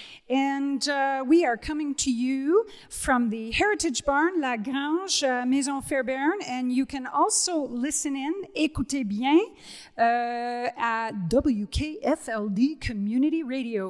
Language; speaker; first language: English; native; English